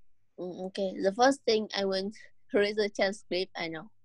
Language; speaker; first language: English; non-native, learner; Vietnamese